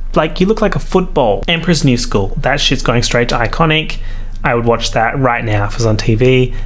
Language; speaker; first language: English; native; English